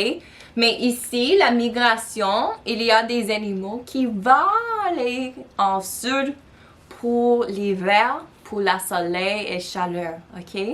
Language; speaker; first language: French; non-native, local second language; English